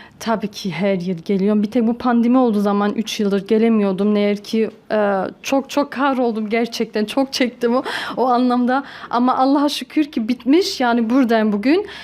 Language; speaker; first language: Turkish; early bilingual, heritage; Turkish